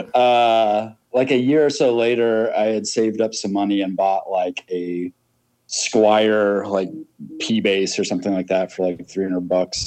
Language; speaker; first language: English; native; English